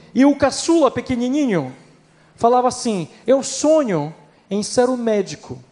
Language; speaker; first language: Portuguese; non-native, fluent; Ukrainian